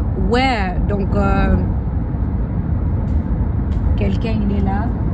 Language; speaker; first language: French; early bilingual, other home language; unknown